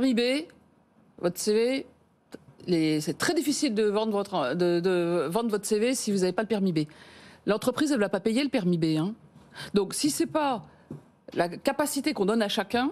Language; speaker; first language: French; native; French